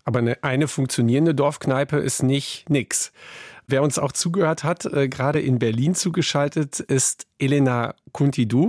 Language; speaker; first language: German; native; German